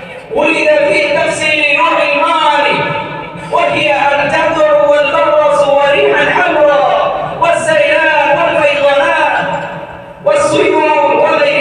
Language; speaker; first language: Arabic; non-native, learner; Bangla